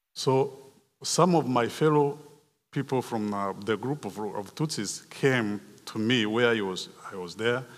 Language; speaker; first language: English; non-native, local second language; Kinyarwanda